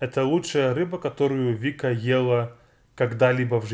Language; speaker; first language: Russian; non-native, fluent; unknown